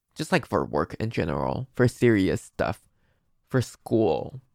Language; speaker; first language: English; non-native, fluent; Chinese